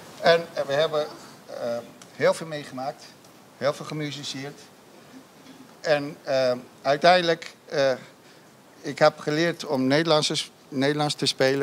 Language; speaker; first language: Dutch; non-native, fluent; Armenian